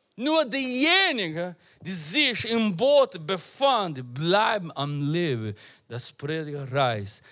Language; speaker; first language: German; non-native, learner; Portuguese